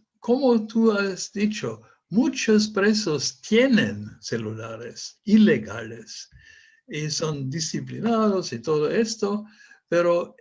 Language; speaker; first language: Spanish; non-native, fluent; German